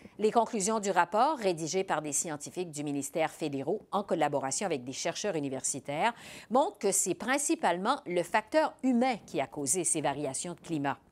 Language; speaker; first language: French; native; French